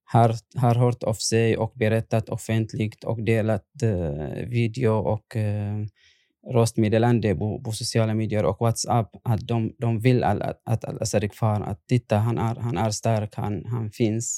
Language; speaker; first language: Swedish; non-native, fluent; Arabic